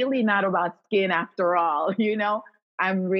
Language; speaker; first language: English; non-native, fluent; Haitian Creole